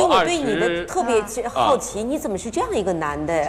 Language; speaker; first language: Chinese; native; Chinese